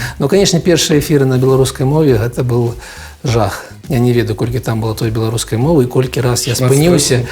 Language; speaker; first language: Belarusian; non-native, local second language; Russian